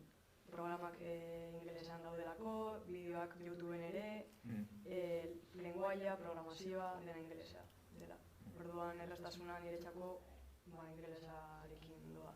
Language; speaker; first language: Basque; non-native, local second language; Spanish